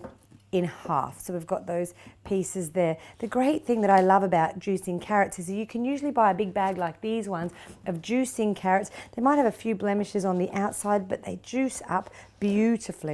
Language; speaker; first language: English; native; English